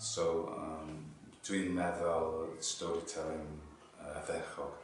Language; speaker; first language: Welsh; non-native, learner; English